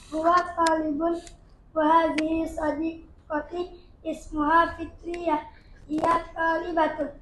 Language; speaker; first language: Arabic; non-native, learner; Indonesian